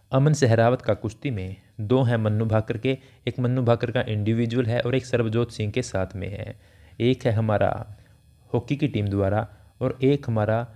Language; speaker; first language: Hindi; native; Hindi